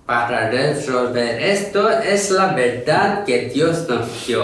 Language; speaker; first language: Spanish; non-native, learner; Korean